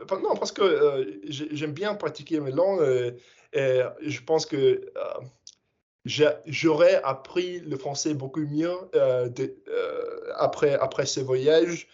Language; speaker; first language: French; non-native, fluent; English